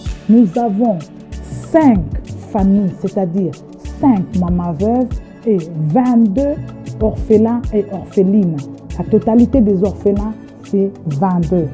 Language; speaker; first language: French; non-native, local second language; Lingala